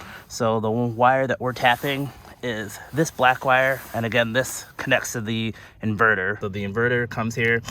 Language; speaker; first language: English; native; English